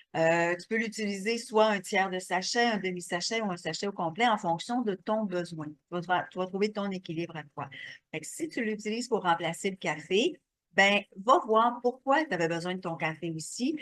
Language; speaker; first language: French; native; French